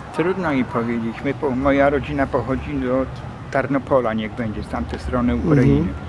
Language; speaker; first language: Polish; native; Polish